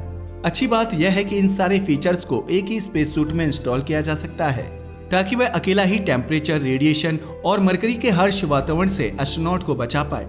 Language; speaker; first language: Hindi; native; Hindi